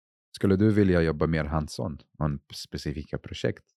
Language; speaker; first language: Swedish; non-native, fluent; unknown